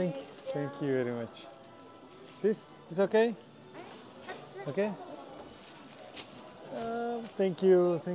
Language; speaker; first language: English; non-native, learner; Georgian